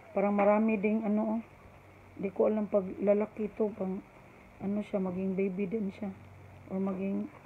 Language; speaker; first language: Filipino; non-native, local second language; Cebuano